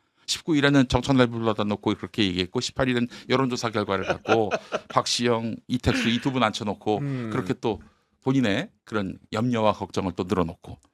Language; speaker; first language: Korean; native; Korean